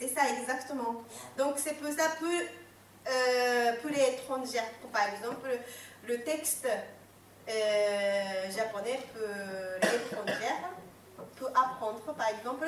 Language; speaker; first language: French; non-native, fluent; Japanese